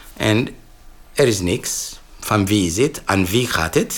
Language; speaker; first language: Dutch; non-native, fluent; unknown